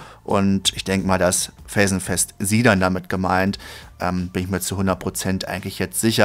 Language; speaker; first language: German; native; German